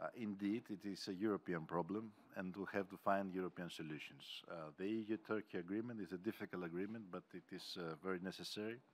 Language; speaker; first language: English; non-native, fluent; Greek